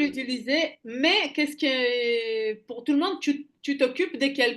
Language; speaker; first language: French; non-native, fluent; Hebrew